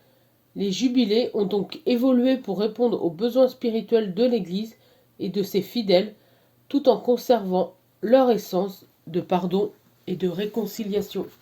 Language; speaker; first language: French; native; French